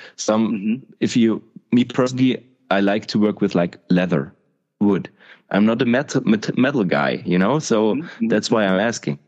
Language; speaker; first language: English; non-native, fluent; German